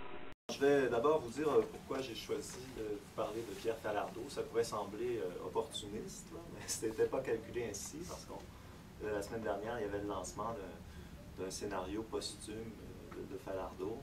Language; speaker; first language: French; native; French